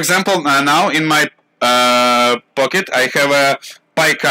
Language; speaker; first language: English; non-native, learner; Russian